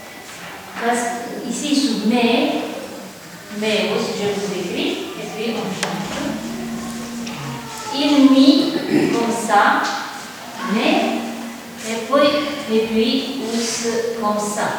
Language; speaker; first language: French; non-native, fluent; Italian